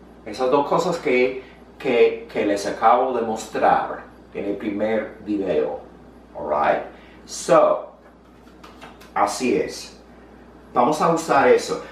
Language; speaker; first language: Spanish; non-native, fluent; English